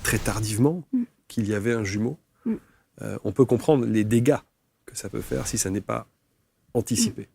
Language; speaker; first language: French; native; French